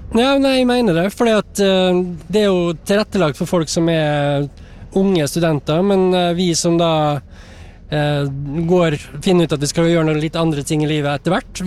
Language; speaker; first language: Norwegian; native; Norwegian